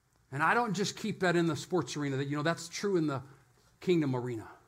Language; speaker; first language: English; native; English